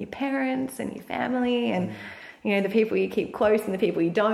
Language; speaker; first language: English; native; English